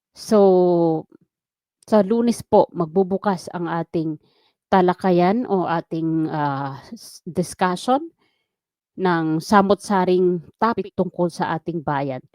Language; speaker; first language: Filipino; non-native, local second language; Waray